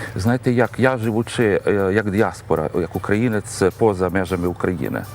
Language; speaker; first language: Ukrainian; early bilingual, heritage; Ukrainian